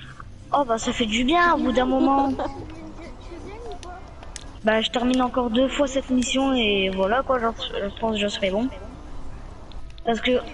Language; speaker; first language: French; native; French